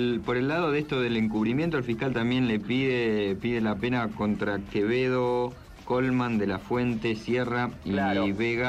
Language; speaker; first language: Spanish; native; Spanish